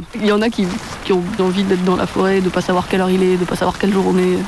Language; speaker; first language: French; native; French